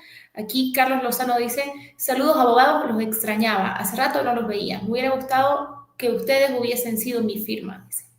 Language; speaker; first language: Spanish; native; Spanish